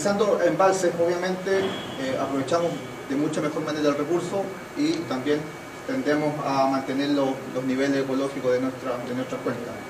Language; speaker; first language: Spanish; native; Spanish